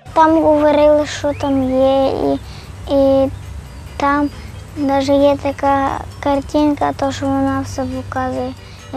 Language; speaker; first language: Russian; non-native, local second language; Ukrainian